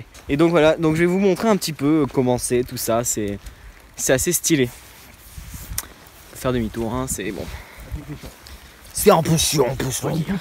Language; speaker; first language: French; native; French